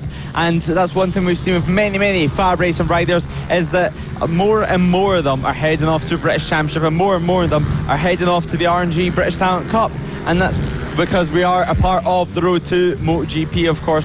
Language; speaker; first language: English; native; English